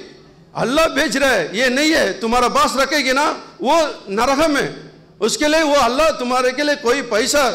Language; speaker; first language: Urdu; non-native, local second language; Telugu